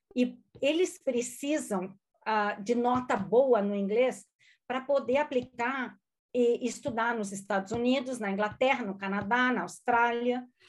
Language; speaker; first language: Portuguese; non-native, local second language; German